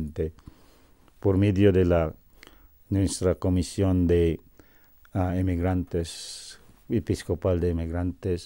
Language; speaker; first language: Spanish; non-native, fluent; Cebuano